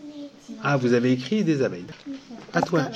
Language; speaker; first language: French; native; French